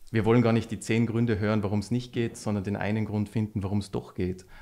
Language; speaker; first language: German; native; German